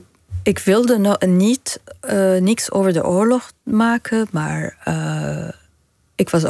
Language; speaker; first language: Dutch; non-native, learner; Arabic